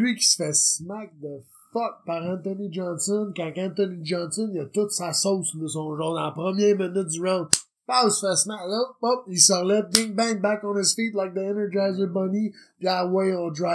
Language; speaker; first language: French; native; French